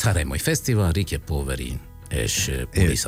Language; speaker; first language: Hungarian; non-native, learner; Italian